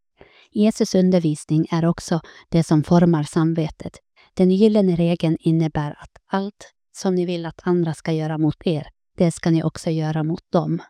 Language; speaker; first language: Swedish; native; Swedish